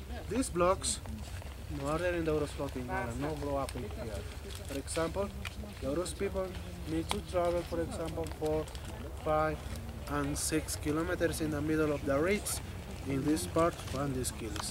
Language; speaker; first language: English; non-native, learner; Spanish